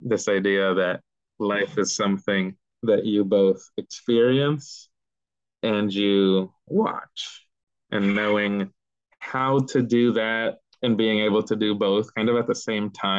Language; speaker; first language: English; early bilingual, other home language; Spanish